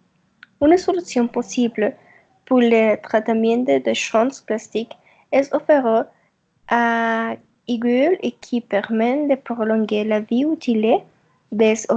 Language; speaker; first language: French; non-native, learner; Spanish